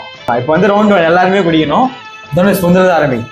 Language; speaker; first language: Tamil; native; Tamil